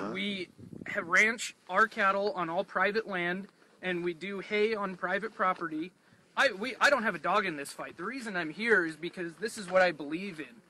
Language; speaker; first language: English; native; English